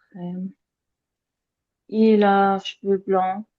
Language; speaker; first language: French; non-native, learner; Azerbaijani